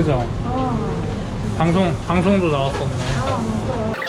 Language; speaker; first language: Korean; native; Korean